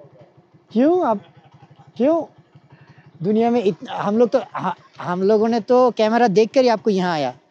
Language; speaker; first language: Hindi; non-native, fluent; Bangla